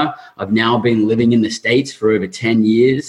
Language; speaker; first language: English; native; English